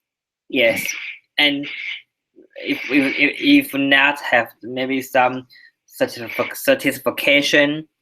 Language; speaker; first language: English; non-native, learner; Chinese